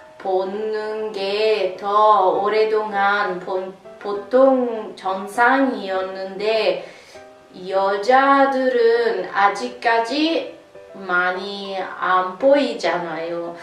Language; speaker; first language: Korean; non-native, learner; Italian